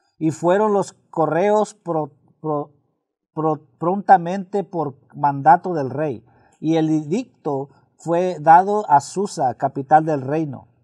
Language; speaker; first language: Spanish; early bilingual, heritage; Spanish